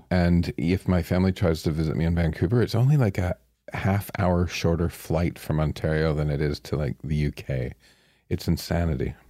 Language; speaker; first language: English; native; English